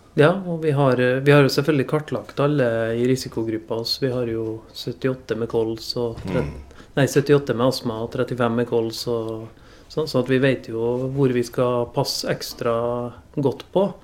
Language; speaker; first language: Norwegian; native; Norwegian